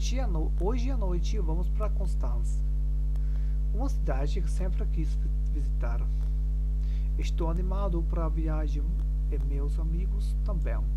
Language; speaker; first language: Portuguese; non-native, learner; German